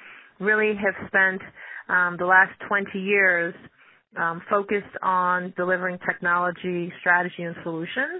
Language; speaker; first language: English; native; English